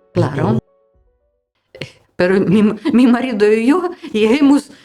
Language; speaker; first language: Spanish; non-native, learner; Russian